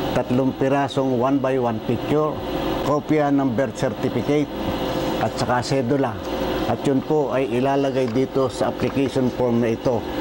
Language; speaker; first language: Filipino; native; Filipino